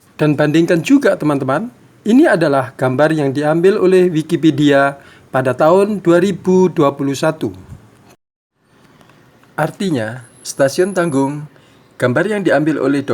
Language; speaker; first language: Indonesian; native; Indonesian